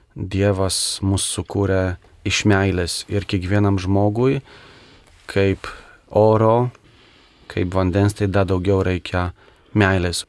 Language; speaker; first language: Lithuanian; non-native, local second language; Polish